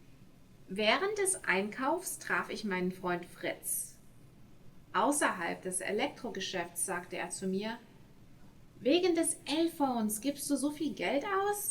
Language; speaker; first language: German; non-native, fluent; English